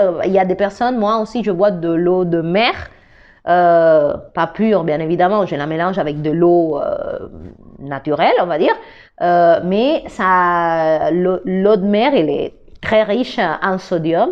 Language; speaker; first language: French; non-native, fluent; Spanish